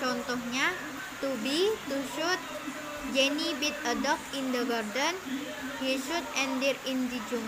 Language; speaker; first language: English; non-native, learner; Indonesian